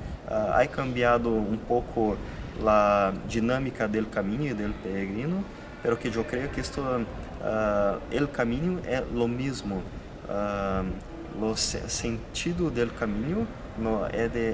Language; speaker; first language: Spanish; non-native, fluent; Italian